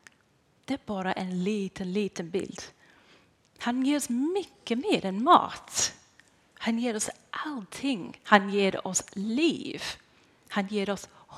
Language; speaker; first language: Swedish; non-native, fluent; English